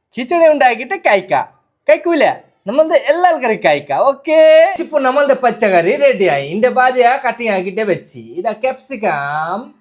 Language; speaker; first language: Malayalam; non-native, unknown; Bangla